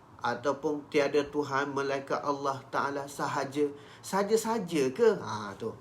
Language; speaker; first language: Malay; native; Malay